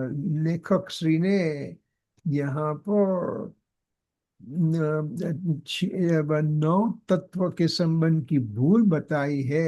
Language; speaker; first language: Hindi; non-native, local second language; Gujarati